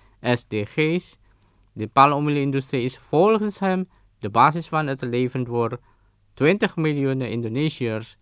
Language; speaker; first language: Dutch; non-native, fluent; Indonesian